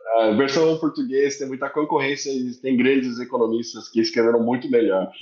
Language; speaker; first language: Portuguese; early bilingual, other home language; Korean